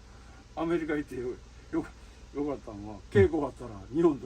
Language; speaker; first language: Japanese; native; Japanese